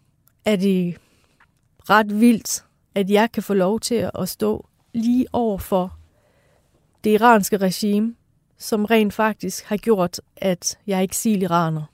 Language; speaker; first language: Danish; early bilingual, other home language; Persian